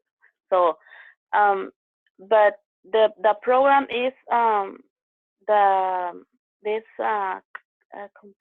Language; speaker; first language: English; non-native, learner; Spanish